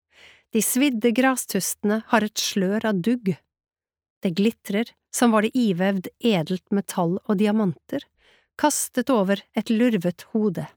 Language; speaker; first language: Norwegian; native; Norwegian